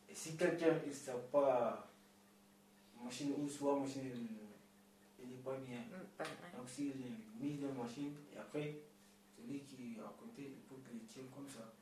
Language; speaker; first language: French; non-native, learner; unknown